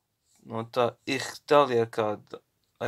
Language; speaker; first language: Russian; non-native, learner; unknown